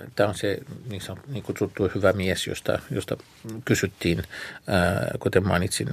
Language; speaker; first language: Finnish; non-native, fluent; Arabic